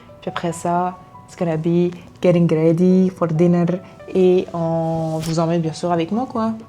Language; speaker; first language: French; early bilingual, other home language; Arabic